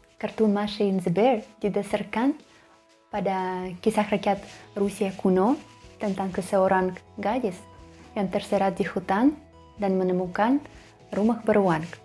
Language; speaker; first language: Indonesian; non-native, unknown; Russian